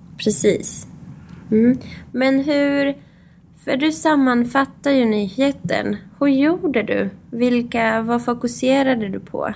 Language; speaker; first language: Swedish; non-native, fluent; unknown